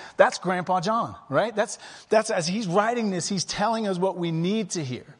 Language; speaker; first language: English; native; English